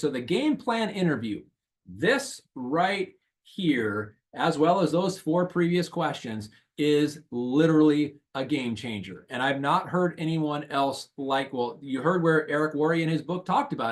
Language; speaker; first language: English; native; English